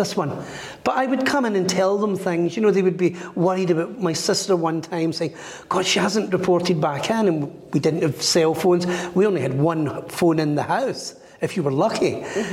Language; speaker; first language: English; native; English